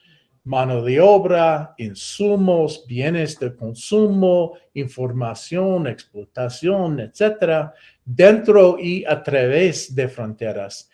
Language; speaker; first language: Spanish; non-native, fluent; English